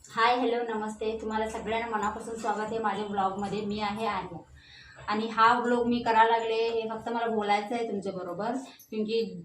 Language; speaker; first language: Marathi; non-native, local second language; Hindi